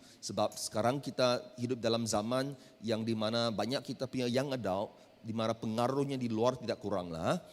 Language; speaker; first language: Malay; non-native, local second language; Chinese